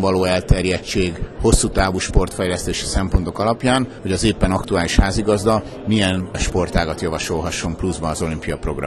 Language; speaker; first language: Hungarian; native; Hungarian